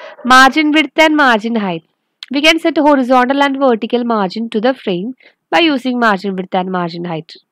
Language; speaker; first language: English; non-native, local second language; Malayalam